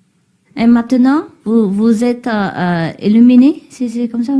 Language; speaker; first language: French; non-native, learner; Vietnamese